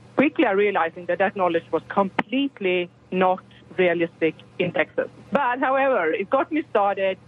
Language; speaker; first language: English; non-native, fluent; Swedish